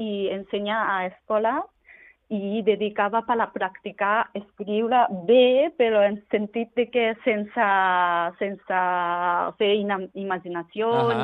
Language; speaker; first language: Catalan; non-native, learner; Japanese